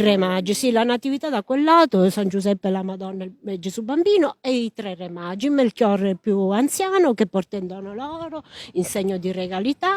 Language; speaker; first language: Italian; native; Italian